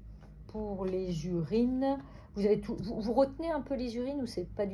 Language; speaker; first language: French; native; French